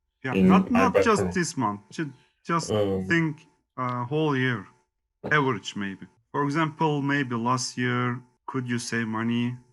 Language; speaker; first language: English; non-native, learner; Turkish